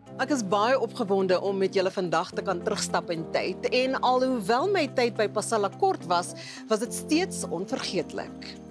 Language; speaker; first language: Afrikaans; non-native, local second language; Northern Sotho